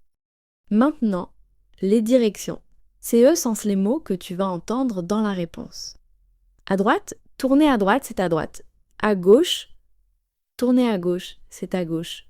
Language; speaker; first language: French; native; French